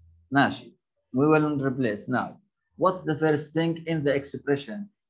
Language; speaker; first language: English; non-native, fluent; Arabic